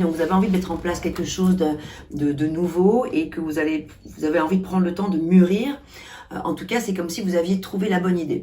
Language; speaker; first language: French; native; French